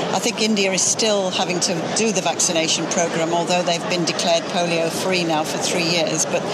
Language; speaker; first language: English; native; English